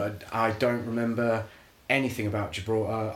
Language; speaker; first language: English; native; English